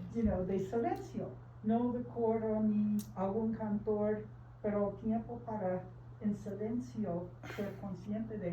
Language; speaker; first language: Spanish; early bilingual, heritage; English